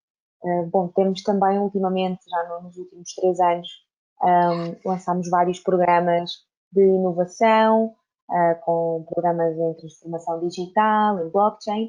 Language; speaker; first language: Portuguese; native; Portuguese